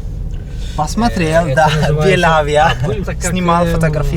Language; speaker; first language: Russian; non-native, fluent; Italian